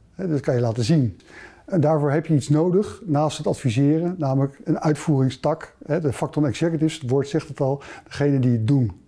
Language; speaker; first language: Dutch; native; Dutch